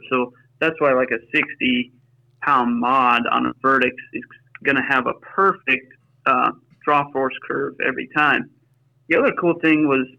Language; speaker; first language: English; native; English